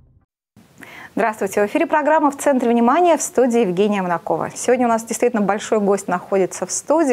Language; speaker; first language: Russian; native; Russian